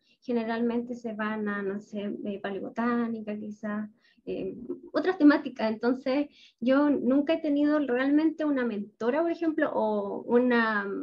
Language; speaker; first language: Spanish; native; Spanish